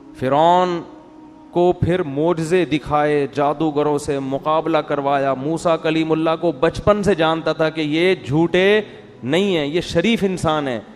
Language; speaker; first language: Urdu; native; Urdu